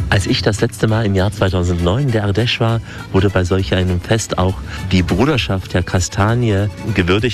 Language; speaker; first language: German; native; German